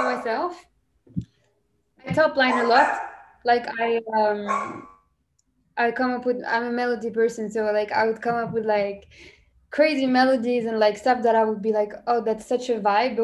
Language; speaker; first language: English; non-native, fluent; French